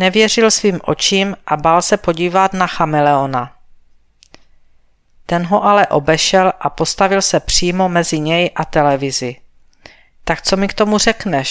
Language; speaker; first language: Czech; native; Czech